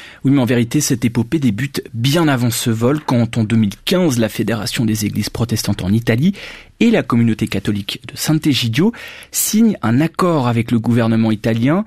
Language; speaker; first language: French; native; French